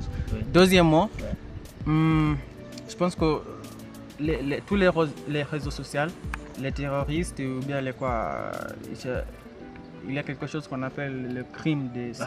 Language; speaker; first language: French; non-native, learner; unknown